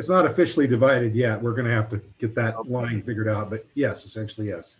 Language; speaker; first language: English; native; English